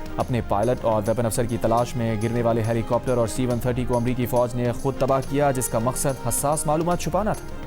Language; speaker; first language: Urdu; native; Urdu